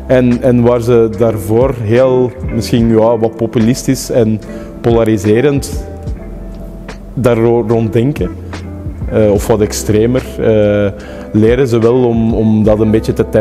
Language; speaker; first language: Dutch; native; Dutch